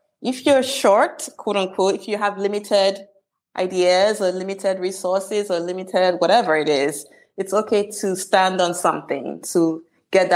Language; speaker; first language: English; non-native, local second language; Igbo